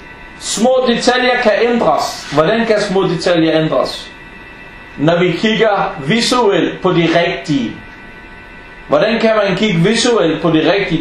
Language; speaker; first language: Danish; early bilingual, other home language; Arabic